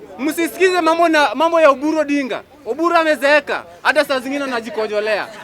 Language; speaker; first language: Swahili; non-native, local second language; Luo (Kenya and Tanzania)